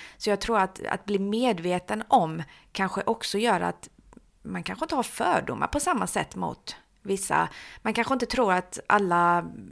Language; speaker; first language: Swedish; early bilingual, other home language; Persian